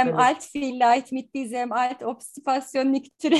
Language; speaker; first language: German; non-native, learner; Turkish